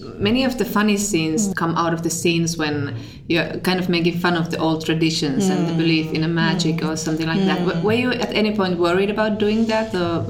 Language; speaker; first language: English; non-native, fluent; Finnish